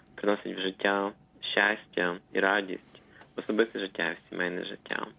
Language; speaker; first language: Ukrainian; native; Ukrainian